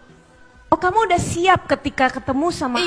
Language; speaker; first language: Indonesian; native; Indonesian